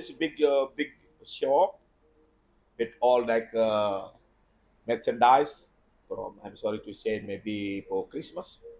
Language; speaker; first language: English; non-native, learner; Indonesian